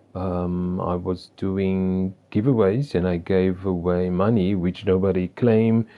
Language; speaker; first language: English; non-native, local second language; Afrikaans